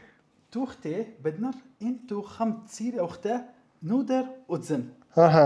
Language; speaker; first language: Mongolian; non-native, learner; Arabic